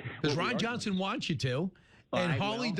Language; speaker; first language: English; native; English